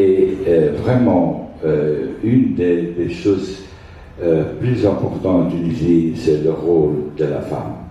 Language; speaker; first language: French; non-native, fluent; Italian